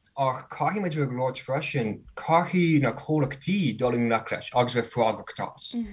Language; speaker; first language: Irish; non-native, fluent; English